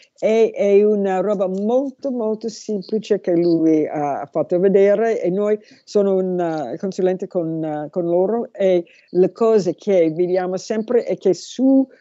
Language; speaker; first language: Italian; non-native, learner; English